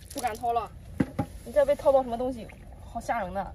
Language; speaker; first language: Chinese; native; Chinese